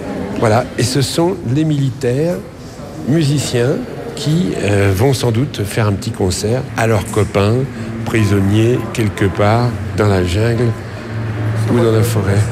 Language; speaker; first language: French; native; French